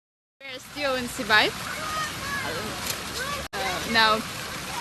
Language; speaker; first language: English; non-native, learner; Russian